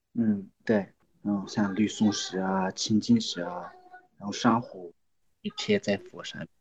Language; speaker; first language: Chinese; non-native, local second language; Tibetan